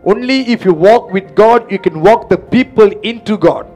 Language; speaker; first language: English; non-native, local second language; Tamil